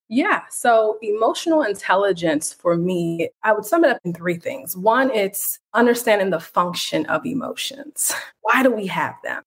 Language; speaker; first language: English; native; English